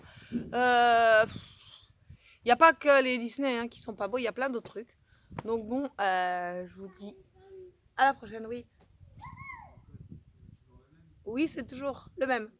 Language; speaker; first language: French; native; French